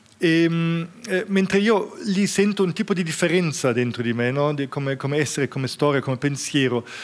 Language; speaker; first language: Italian; non-native, fluent; German